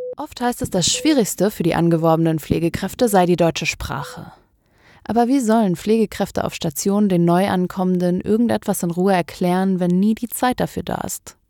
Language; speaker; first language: German; native; German